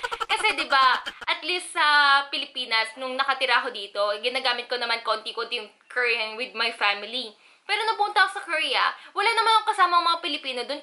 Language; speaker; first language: Filipino; early bilingual, other home language; Korean